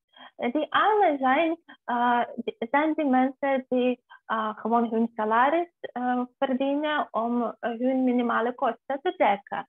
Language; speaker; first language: Dutch; non-native, fluent; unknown